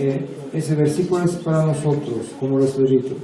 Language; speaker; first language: Spanish; non-native, learner; Bulgarian